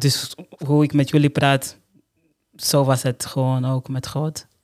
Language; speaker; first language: Dutch; non-native, fluent; Portuguese